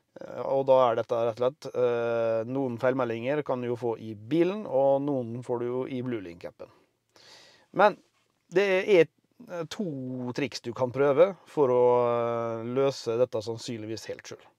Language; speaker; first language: Norwegian; native; Norwegian